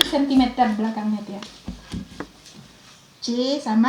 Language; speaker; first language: Indonesian; native; Indonesian